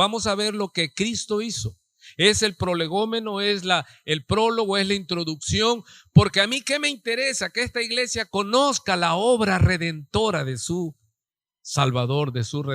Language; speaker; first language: Spanish; native; Spanish